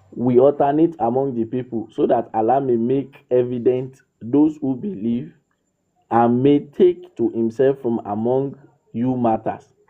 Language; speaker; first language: English; non-native, local second language; Yoruba